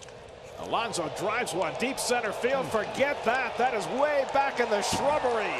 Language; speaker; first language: English; native; English